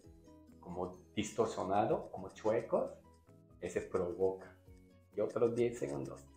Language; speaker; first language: Spanish; non-native, learner; Japanese